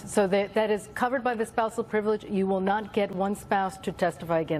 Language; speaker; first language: English; native; English